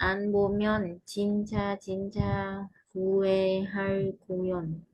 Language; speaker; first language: Korean; non-native, learner; Vietnamese